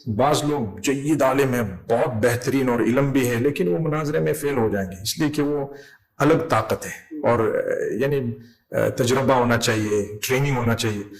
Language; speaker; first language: Urdu; non-native, fluent; English